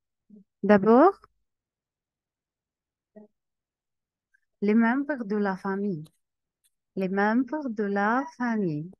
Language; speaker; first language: French; non-native, fluent; Arabic